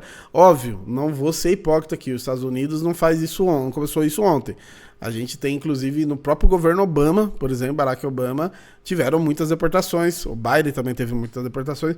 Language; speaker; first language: Portuguese; native; Portuguese